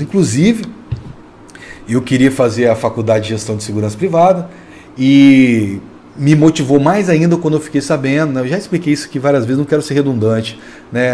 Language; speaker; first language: Portuguese; native; Portuguese